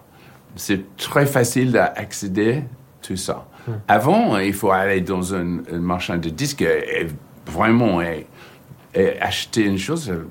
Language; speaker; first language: French; non-native, learner; English